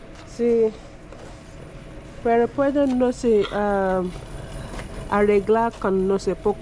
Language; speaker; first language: Spanish; non-native, learner; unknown